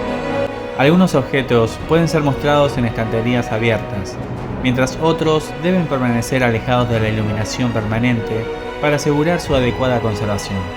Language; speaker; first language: Spanish; native; Spanish